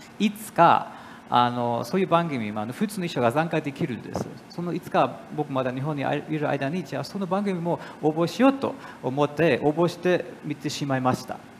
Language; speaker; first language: Japanese; non-native, fluent; German